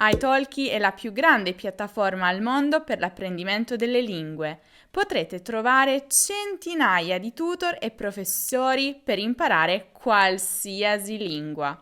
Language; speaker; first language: Italian; native; Italian